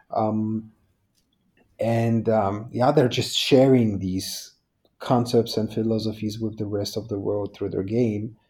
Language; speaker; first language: English; non-native, fluent; Polish